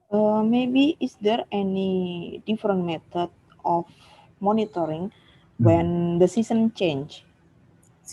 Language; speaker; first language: English; non-native, learner; Indonesian